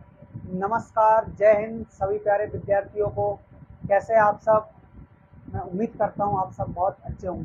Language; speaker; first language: Hindi; native; Hindi